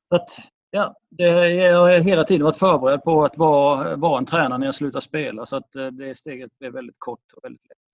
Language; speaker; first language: Swedish; native; Swedish